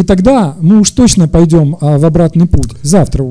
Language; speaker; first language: Russian; native; Russian